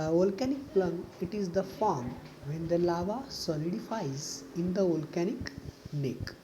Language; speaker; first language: English; non-native, local second language; Marathi